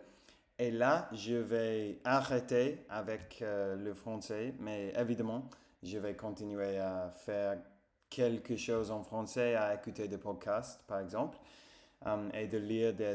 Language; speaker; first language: French; non-native, fluent; English